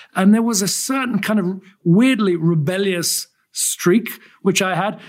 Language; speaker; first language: English; native; English